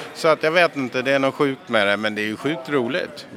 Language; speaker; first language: Swedish; non-native, fluent; English